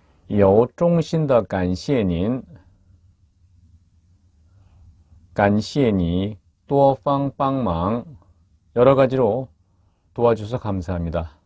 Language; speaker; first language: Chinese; non-native, fluent; Korean